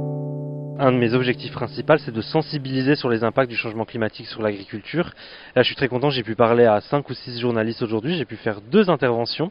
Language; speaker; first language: French; native; French